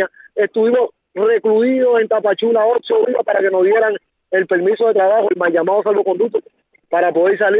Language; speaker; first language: Spanish; native; Spanish